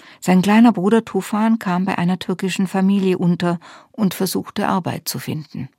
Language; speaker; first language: German; native; German